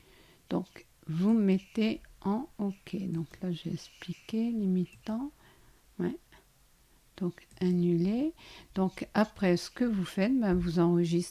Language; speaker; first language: French; native; French